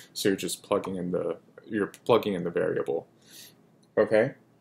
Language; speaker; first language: English; native; English